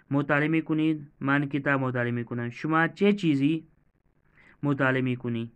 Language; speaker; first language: Persian; non-native, fluent; Urdu